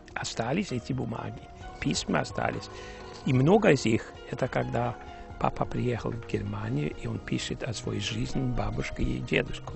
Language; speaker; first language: Russian; early bilingual, heritage; Russian